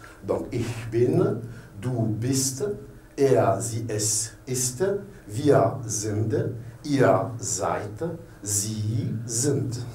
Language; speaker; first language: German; non-native, learner; French